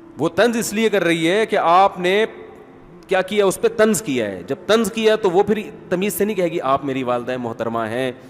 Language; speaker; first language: Urdu; native; Urdu